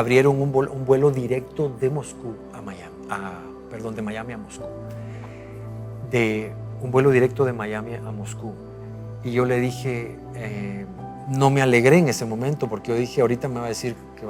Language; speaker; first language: Spanish; native; Spanish